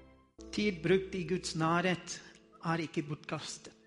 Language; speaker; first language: Norwegian; non-native, learner; Afrikaans